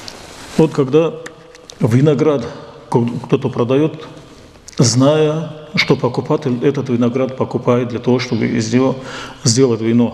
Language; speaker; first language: Russian; non-native, local second language; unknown